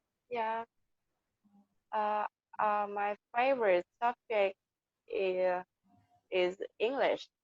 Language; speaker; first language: English; non-native, learner; Vietnamese